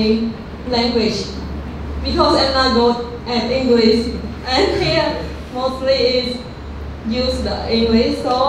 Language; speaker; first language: English; non-native, learner; Khmer